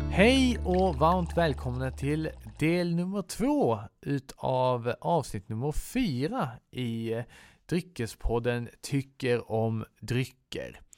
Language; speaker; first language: Swedish; native; Swedish